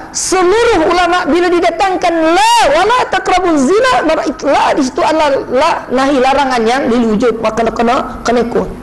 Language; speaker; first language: Malay; non-native, local second language; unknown